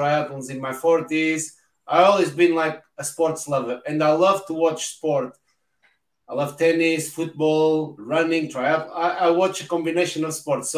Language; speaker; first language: English; non-native, fluent; Portuguese